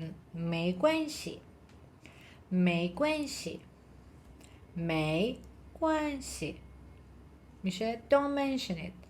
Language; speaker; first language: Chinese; non-native, fluent; Persian